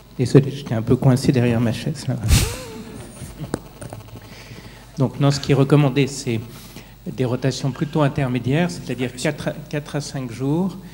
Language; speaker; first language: French; native; French